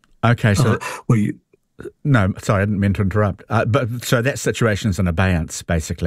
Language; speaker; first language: English; native; English